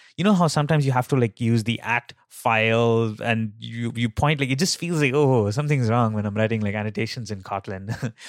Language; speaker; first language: English; non-native, local second language; Tamil